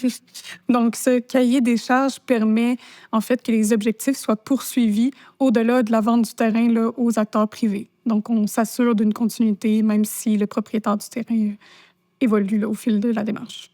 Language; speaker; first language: French; native; French